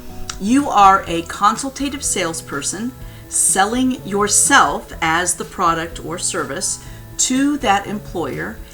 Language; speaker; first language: English; native; English